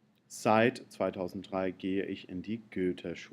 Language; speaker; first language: German; non-native, fluent; English